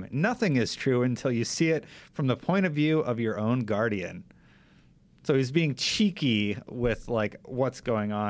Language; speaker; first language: English; native; English